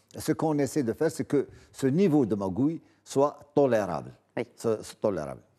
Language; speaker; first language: French; non-native, local second language; Arabic